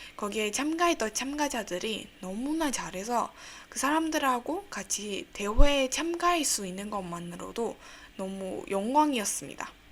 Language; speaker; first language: Korean; non-native, fluent; Burmese